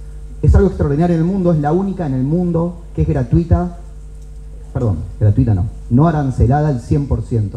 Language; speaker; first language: Spanish; native; Spanish